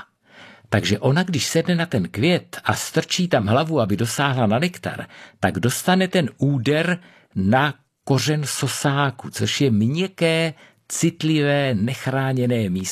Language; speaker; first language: Czech; native; Czech